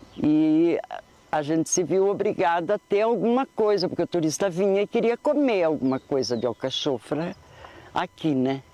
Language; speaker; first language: Portuguese; native; Portuguese